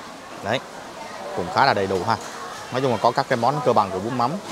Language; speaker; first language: Vietnamese; native; Vietnamese